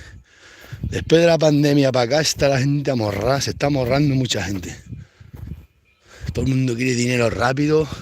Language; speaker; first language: Spanish; native; Spanish